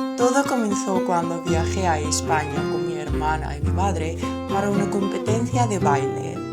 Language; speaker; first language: Spanish; non-native, learner; English